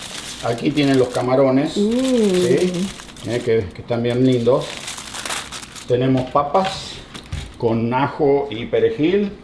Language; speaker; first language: Spanish; native; Spanish